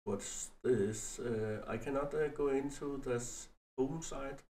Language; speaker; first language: English; non-native, learner; Danish